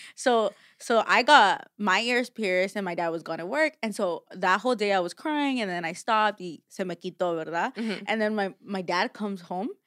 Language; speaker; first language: English; early bilingual, other home language; Spanish